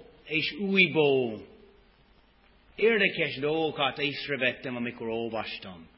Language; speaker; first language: Hungarian; non-native, fluent; English